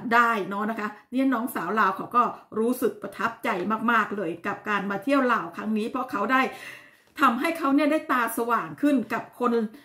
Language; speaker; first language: Thai; native; Thai